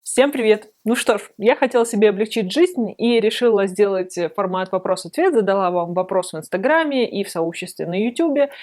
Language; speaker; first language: Russian; native; Russian